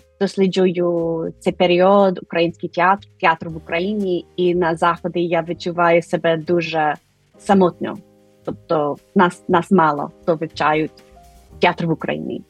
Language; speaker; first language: Ukrainian; non-native, fluent; English